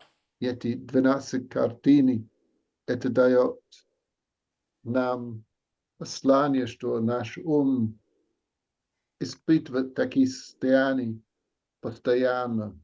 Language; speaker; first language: Russian; non-native, learner; English